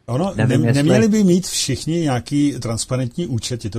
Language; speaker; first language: Czech; native; Czech